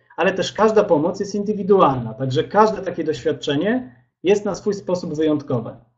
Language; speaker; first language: Polish; native; Polish